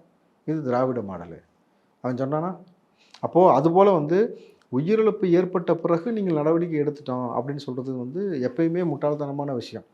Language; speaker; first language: Tamil; native; Tamil